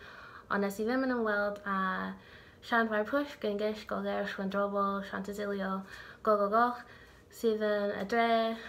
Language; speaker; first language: Welsh; non-native, learner; English